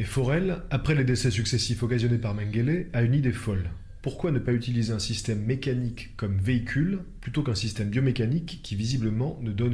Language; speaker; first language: French; native; French